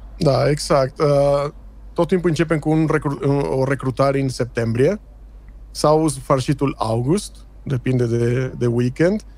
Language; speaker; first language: Romanian; non-native, fluent; Spanish